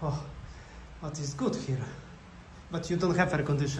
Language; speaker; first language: English; non-native, learner; Polish